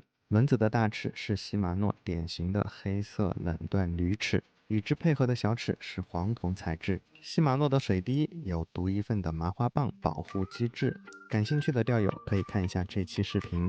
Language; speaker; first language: Chinese; native; Chinese